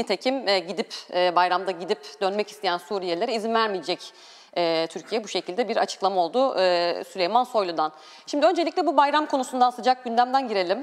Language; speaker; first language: Turkish; native; Turkish